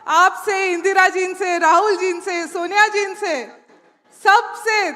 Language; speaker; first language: Hindi; non-native, local second language; Marathi